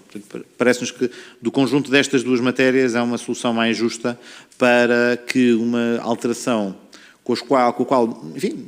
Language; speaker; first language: Portuguese; native; Portuguese